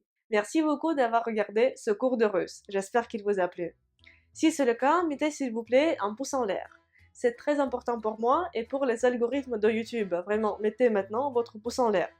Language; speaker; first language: French; non-native, fluent; Russian